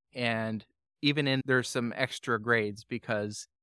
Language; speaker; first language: English; native; English